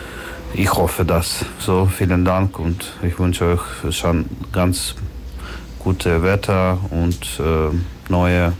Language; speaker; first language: German; non-native, learner; Ukrainian